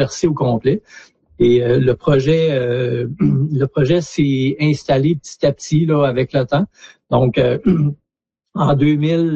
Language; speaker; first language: French; native; French